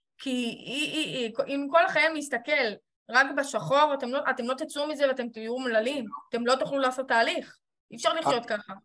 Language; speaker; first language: Hebrew; native; Hebrew